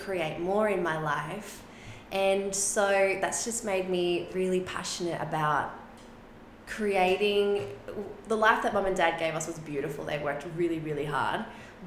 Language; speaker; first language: English; non-native, local second language; Spanish